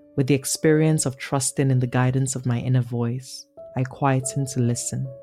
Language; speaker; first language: English; non-native, local second language; Igbo